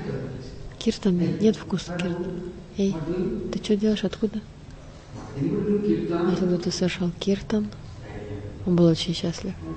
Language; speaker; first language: Russian; non-native, learner; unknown